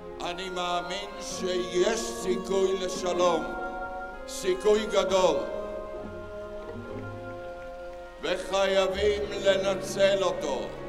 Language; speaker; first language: Hebrew; native; Hebrew